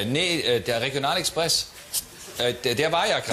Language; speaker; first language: German; native; German